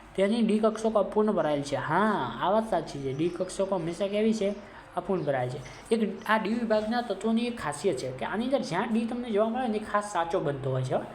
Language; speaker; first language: Gujarati; non-native, local second language; Marwari